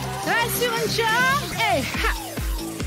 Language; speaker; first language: French; native; French